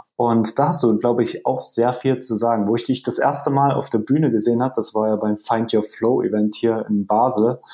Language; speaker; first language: German; native; German